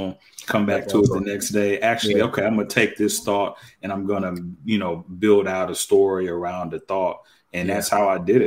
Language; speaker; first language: English; native; English